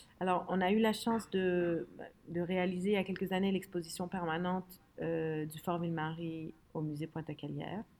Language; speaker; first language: French; early bilingual, other home language; Arabic